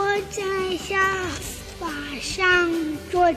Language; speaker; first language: Chinese; non-native, learner; English